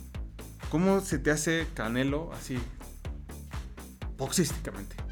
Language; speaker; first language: Spanish; native; Spanish